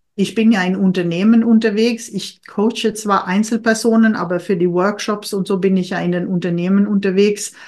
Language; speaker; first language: German; non-native, fluent; Swedish